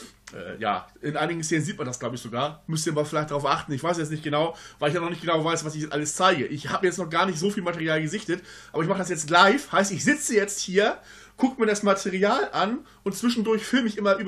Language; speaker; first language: German; native; German